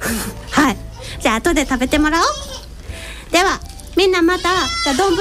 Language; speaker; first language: Japanese; native; Japanese